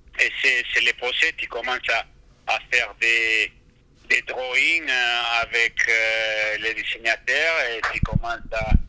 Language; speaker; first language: French; non-native, fluent; Spanish